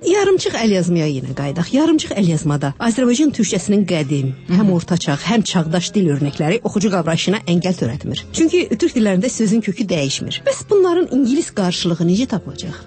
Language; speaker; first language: Azerbaijani; native; Azerbaijani